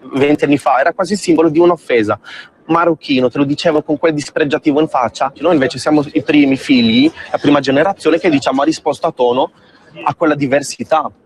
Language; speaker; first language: Italian; early bilingual, other home language; Arabic